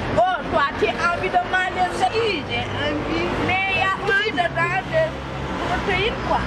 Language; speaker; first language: French; non-native, learner; Wolof